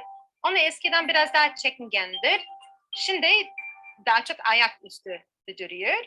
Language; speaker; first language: Turkish; non-native, fluent; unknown